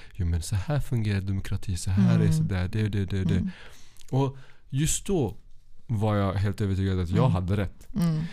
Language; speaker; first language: Swedish; early bilingual, other home language; Arabic